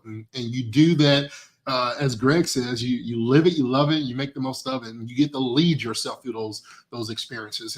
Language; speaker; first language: English; native; English